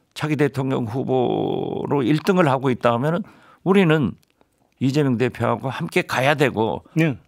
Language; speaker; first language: Korean; native; Korean